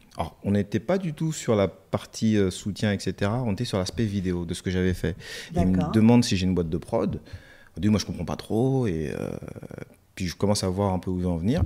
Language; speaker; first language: French; native; French